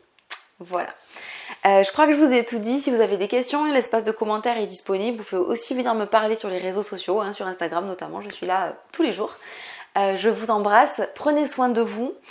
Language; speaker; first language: French; native; French